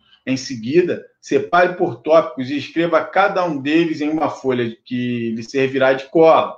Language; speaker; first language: Portuguese; native; Portuguese